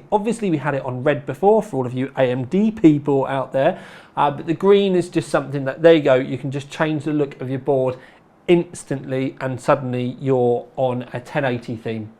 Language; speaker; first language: English; native; English